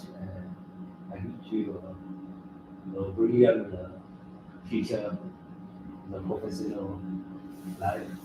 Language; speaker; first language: English; non-native, fluent; French